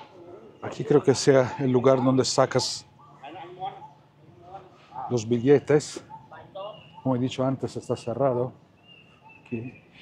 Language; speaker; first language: Spanish; non-native, fluent; Italian